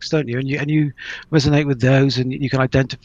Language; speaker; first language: English; native; English